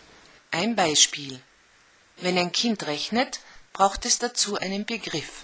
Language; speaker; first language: German; native; German